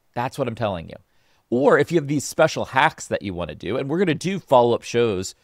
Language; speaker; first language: English; native; English